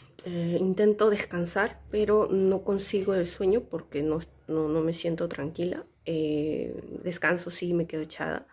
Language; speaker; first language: Spanish; native; Spanish